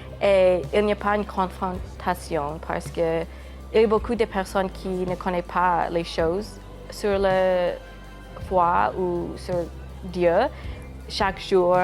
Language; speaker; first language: French; non-native, fluent; English